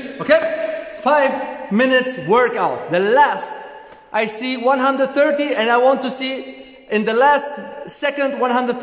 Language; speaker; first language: English; non-native, learner; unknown